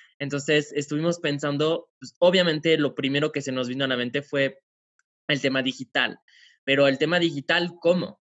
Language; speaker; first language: Spanish; non-native, fluent; French